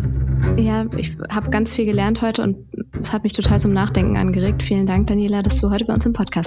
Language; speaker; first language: German; native; German